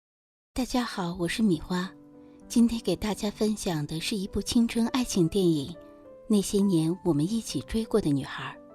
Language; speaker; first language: Chinese; native; Chinese